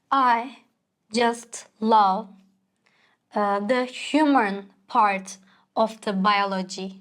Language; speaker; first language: English; non-native, learner; Turkish